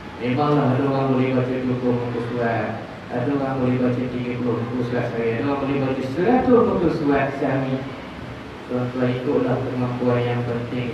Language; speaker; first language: Malay; native; Malay